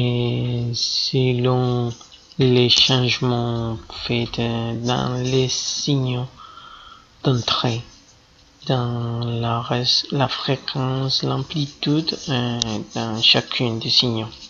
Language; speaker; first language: French; non-native, fluent; Spanish